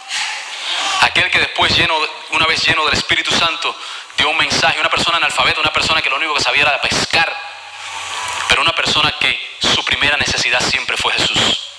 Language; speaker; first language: Spanish; native; Spanish